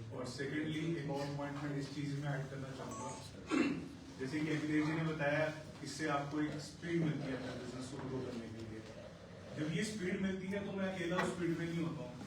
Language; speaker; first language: Hindi; native; Hindi